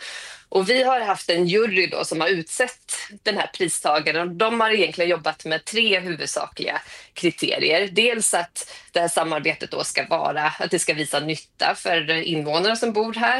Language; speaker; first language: Swedish; native; Swedish